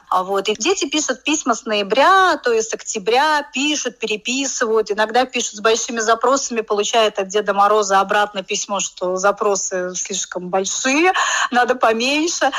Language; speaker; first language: Russian; native; Russian